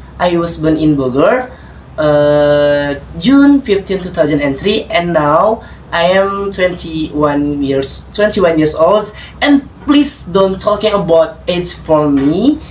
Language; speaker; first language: English; non-native, learner; Indonesian